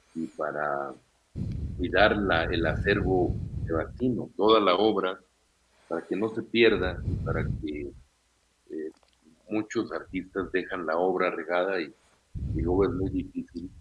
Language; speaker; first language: Spanish; native; Spanish